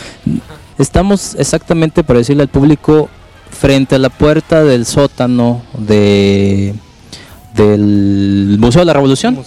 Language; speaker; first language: Spanish; native; Spanish